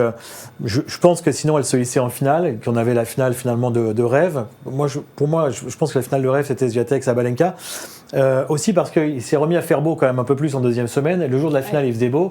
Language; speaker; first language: French; native; French